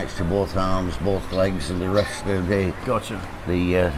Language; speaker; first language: English; native; English